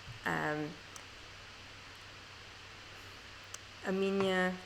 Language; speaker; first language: Portuguese; non-native, learner; English